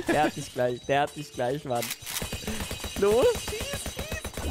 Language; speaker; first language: German; native; German